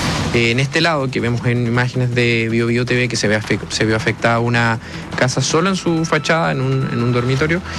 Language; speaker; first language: Spanish; native; Spanish